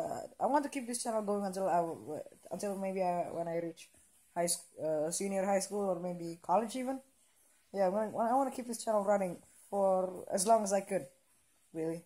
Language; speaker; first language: English; non-native, local second language; Indonesian